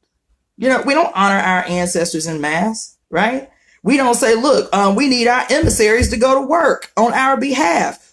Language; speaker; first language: English; native; English